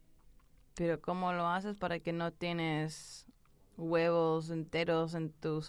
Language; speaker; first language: Spanish; early bilingual, heritage; English